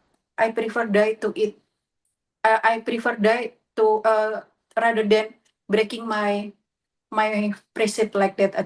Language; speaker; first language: English; non-native, learner; Indonesian